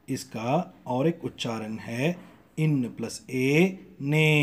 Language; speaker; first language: Hindi; non-native, local second language; Tamil